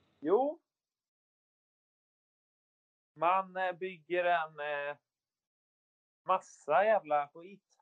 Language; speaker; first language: Swedish; native; Swedish